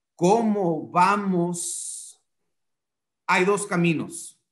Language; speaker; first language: Spanish; native; Spanish